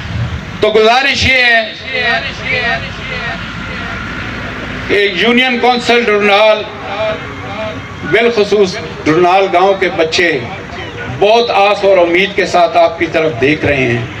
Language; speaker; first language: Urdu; non-native, local second language; Punjabi